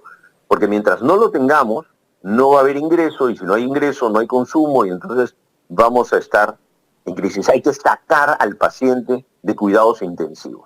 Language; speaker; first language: Spanish; native; Spanish